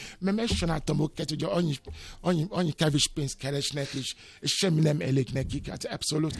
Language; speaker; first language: Hungarian; non-native, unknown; Yoruba